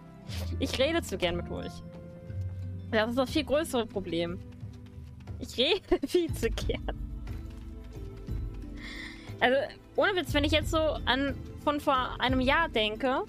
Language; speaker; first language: German; native; German